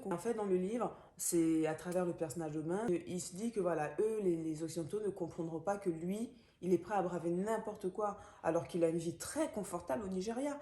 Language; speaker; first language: French; native; French